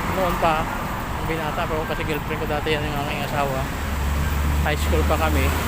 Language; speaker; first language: Filipino; native; Filipino